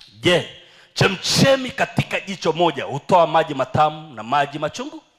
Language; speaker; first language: Swahili; native; Swahili